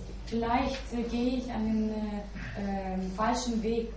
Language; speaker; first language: German; non-native, fluent; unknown